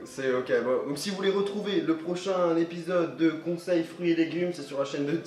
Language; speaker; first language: French; native; French